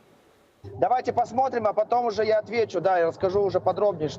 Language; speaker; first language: Russian; native; Russian